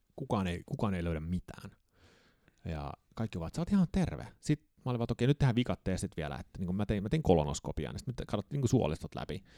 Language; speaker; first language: Finnish; early bilingual, heritage; Finnish